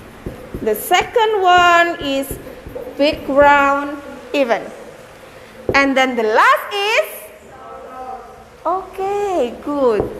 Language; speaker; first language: English; non-native, learner; Indonesian